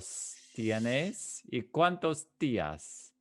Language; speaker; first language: Spanish; non-native, fluent; English